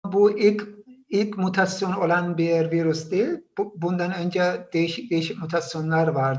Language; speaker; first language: Turkish; early bilingual, heritage; Turkish